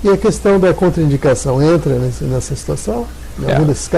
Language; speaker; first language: Portuguese; native; Portuguese